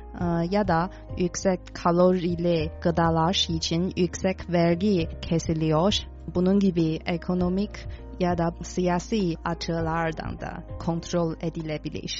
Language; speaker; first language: Turkish; non-native, fluent; Chinese